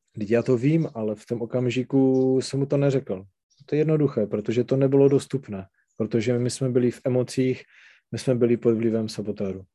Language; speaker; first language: Czech; non-native, local second language; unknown